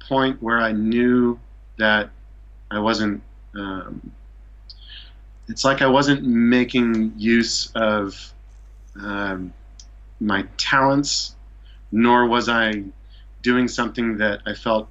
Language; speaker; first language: English; native; English